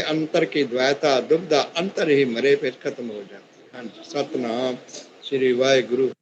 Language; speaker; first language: Hindi; non-native, local second language; Punjabi